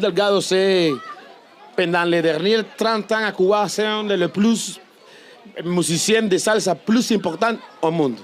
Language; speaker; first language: French; non-native, learner; Spanish